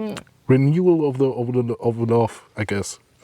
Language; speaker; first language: English; non-native, fluent; German